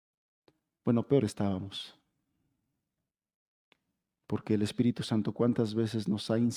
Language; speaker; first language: Spanish; native; Spanish